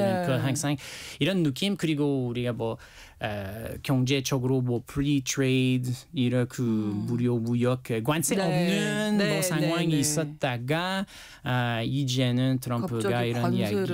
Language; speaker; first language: Korean; non-native, learner; French